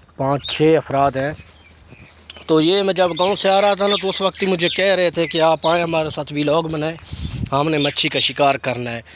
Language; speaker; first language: Urdu; non-native, local second language; Punjabi